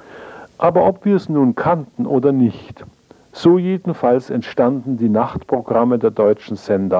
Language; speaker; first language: German; native; German